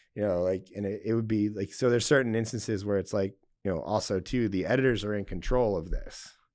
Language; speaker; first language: English; native; English